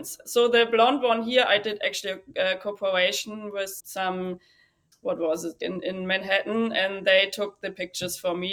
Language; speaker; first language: English; non-native, fluent; German